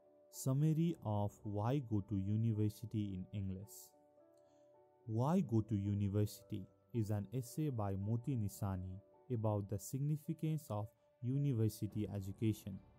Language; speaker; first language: English; non-native, local second language; Nepali